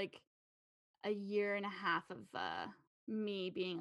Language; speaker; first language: English; native; English